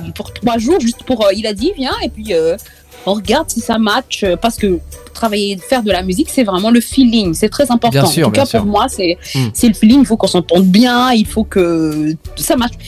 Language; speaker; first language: French; non-native, local second language; Malagasy